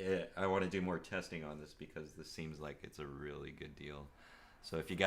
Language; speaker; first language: English; native; English